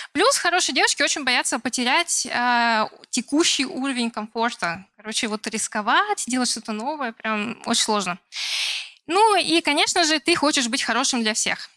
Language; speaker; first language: Russian; native; Russian